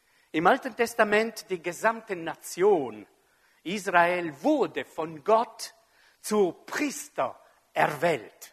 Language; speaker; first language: German; non-native, fluent; French